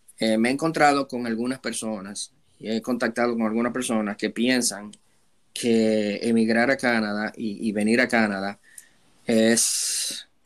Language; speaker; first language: Spanish; native; Spanish